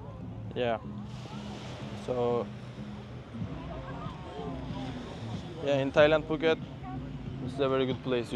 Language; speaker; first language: English; non-native, fluent; Turkish